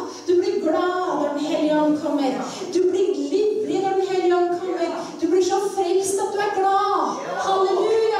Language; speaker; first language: Norwegian; native; Norwegian